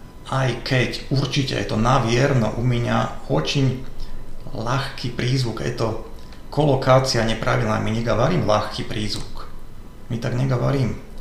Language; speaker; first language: Russian; non-native, learner; Slovak